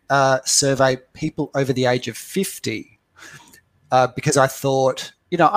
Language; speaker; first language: English; native; English